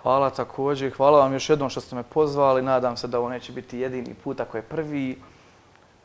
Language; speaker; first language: Bosnian; native; Bosnian